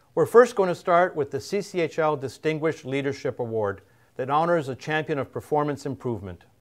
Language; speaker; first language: English; native; English